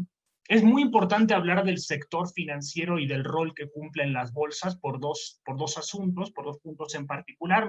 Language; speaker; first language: Spanish; native; Spanish